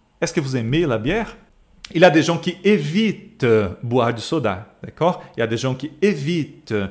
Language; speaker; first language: French; non-native, fluent; Portuguese